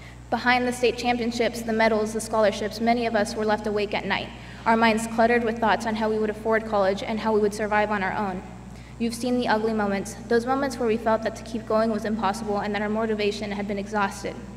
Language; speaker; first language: English; early bilingual, other home language; Spanish